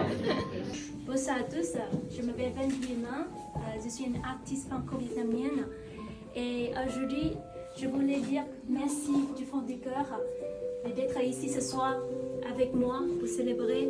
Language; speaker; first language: French; non-native, fluent; Vietnamese